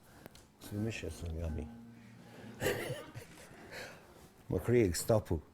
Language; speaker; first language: Irish; non-native, local second language; English